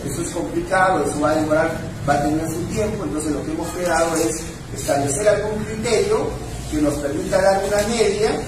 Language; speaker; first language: Spanish; native; Spanish